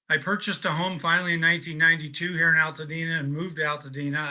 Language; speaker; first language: English; native; English